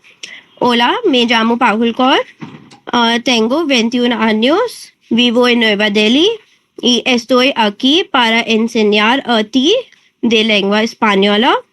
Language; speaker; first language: Spanish; non-native, learner; Hindi